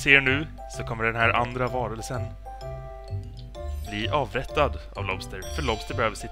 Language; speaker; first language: Swedish; native; Swedish